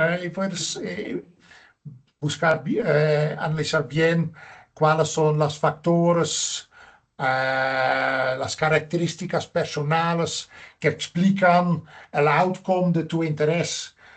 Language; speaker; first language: Spanish; non-native, fluent; Dutch